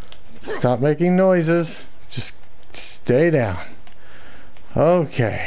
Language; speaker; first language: English; native; English